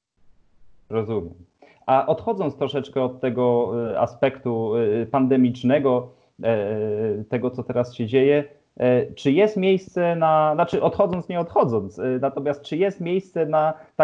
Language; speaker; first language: Polish; native; Polish